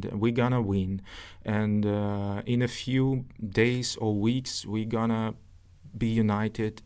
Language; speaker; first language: English; non-native, fluent; Russian